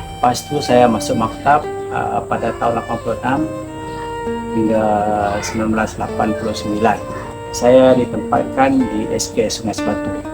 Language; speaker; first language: Malay; non-native, local second language; Iban